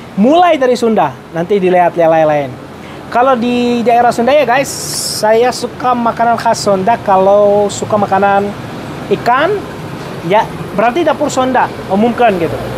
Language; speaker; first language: Indonesian; non-native, fluent; Arabic